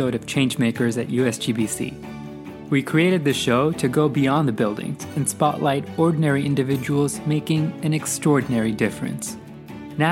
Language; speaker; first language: English; non-native, local second language; Sinhala